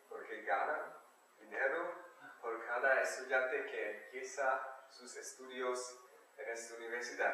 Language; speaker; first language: Spanish; non-native, learner; German